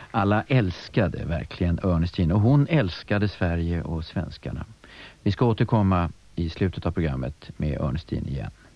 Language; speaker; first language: Swedish; native; Swedish